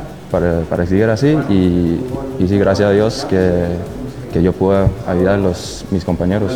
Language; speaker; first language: Spanish; non-native, learner; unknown